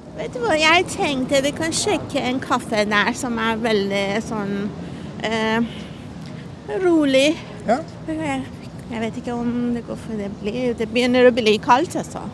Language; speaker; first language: Norwegian; non-native, fluent; Persian